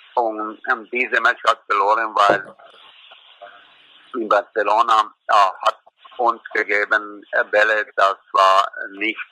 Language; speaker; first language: German; non-native, learner; Croatian